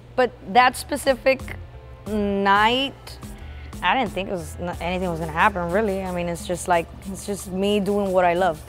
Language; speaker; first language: English; native; English